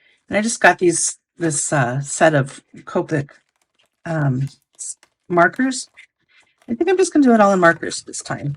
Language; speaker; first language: English; native; English